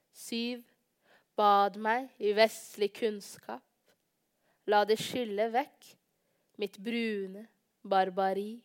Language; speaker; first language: Norwegian; early bilingual, other home language; Somali